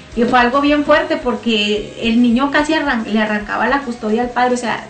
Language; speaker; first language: Spanish; native; Spanish